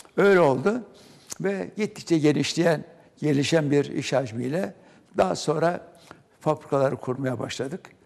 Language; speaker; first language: Turkish; native; Turkish